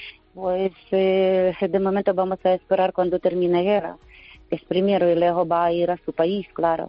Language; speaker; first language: Spanish; non-native, learner; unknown